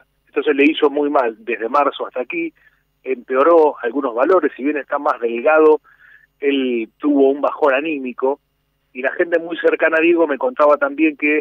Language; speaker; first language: Spanish; native; Spanish